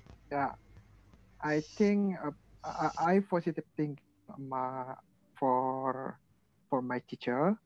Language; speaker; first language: English; non-native, learner; Indonesian